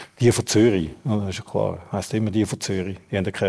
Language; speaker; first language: German; native; German